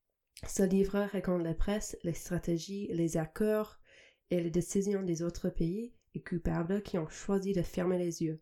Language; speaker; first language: French; non-native, fluent; English